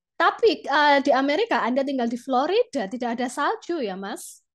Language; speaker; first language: Indonesian; native; Indonesian